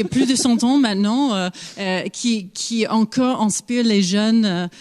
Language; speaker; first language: French; non-native, fluent; English